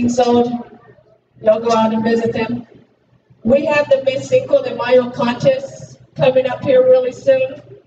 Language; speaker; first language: English; native; English